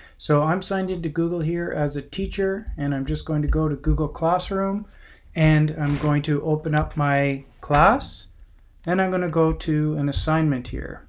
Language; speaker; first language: English; native; English